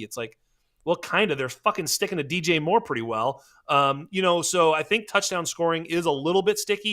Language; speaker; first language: English; native; English